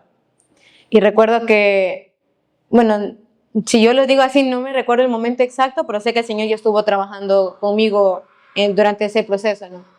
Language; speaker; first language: Spanish; native; Spanish